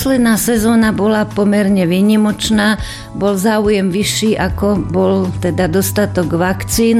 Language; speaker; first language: Slovak; native; Slovak